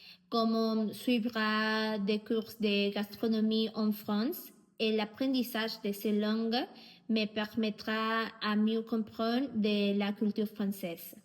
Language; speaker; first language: French; non-native, learner; Spanish